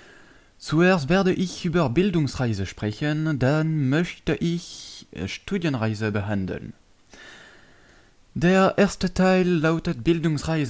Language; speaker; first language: German; non-native, learner; French